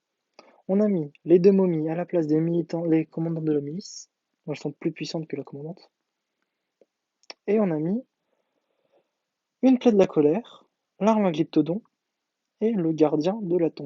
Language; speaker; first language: French; native; French